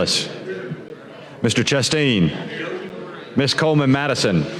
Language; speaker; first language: English; native; English